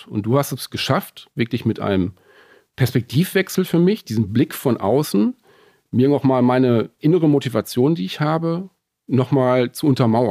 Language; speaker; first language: German; native; German